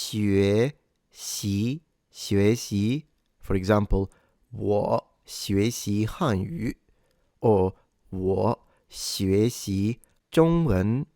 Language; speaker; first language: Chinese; non-native, fluent; Italian